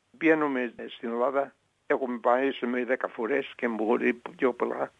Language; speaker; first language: Greek; early bilingual, heritage; Greek